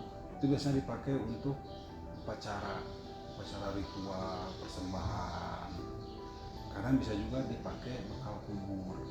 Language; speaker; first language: Indonesian; native; Indonesian